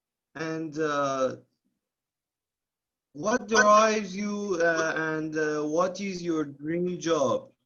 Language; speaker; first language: English; non-native, learner; Persian